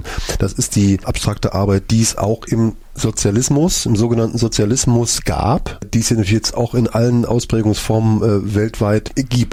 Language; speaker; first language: German; native; German